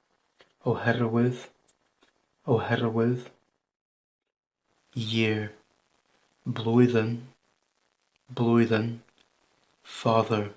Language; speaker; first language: Welsh; non-native, learner; English